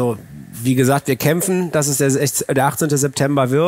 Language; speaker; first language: German; native; German